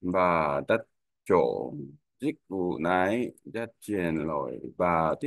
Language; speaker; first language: Vietnamese; non-native, learner; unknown